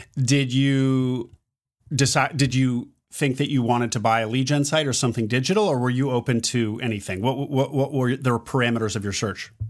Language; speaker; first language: English; native; English